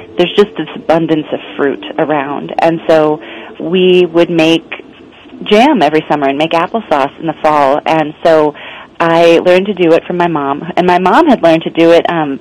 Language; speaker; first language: English; native; English